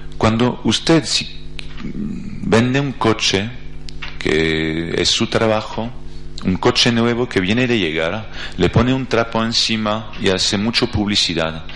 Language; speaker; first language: Spanish; non-native, fluent; French